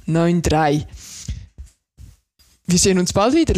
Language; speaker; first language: German; native; German